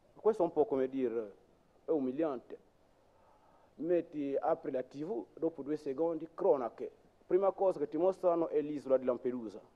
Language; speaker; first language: Italian; non-native, fluent; French